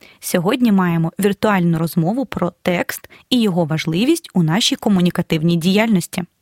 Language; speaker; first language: Ukrainian; native; Ukrainian